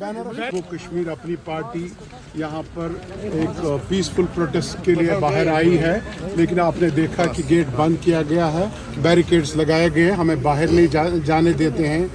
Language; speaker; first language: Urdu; non-native, local second language; Kashmiri